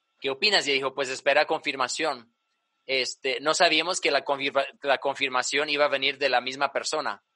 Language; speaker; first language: Spanish; early bilingual, other home language; English